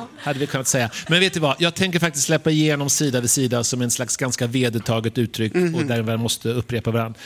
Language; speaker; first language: Swedish; native; Swedish